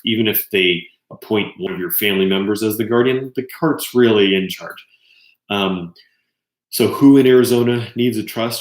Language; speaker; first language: English; native; English